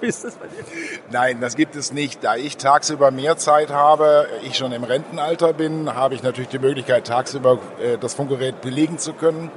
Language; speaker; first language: German; native; German